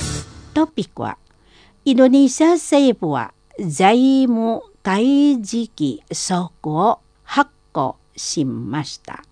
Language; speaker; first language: Japanese; non-native, fluent; Indonesian